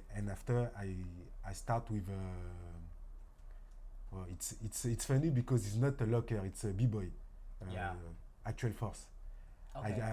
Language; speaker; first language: English; non-native, learner; French